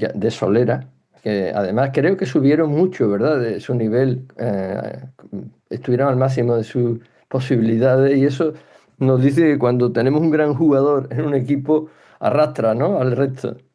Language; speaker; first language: Spanish; native; Spanish